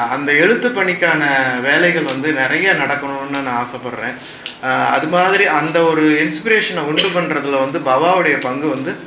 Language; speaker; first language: Tamil; native; Tamil